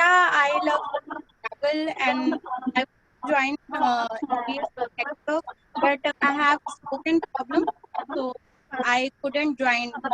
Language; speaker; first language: English; non-native, learner; Hindi